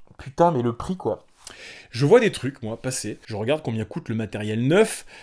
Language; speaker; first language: French; native; French